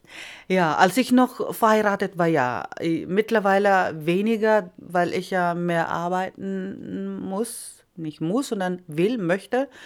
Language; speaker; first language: German; non-native, fluent; Iloko